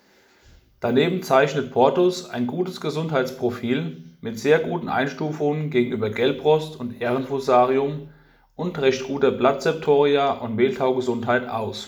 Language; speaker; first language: German; native; German